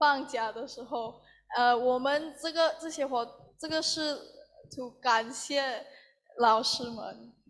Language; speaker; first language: Chinese; early bilingual, heritage; Chinese